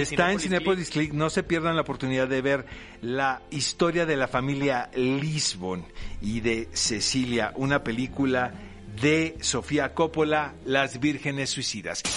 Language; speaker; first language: Spanish; native; Spanish